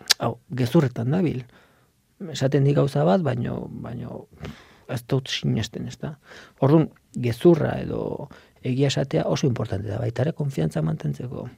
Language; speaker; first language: Basque; native; Basque